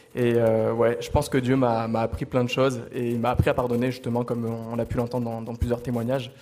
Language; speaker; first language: French; native; French